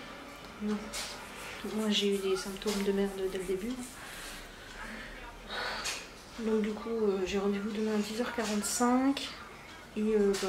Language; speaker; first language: French; native; French